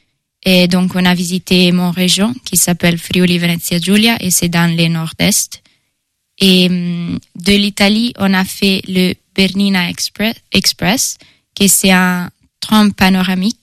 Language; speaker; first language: French; non-native, fluent; Italian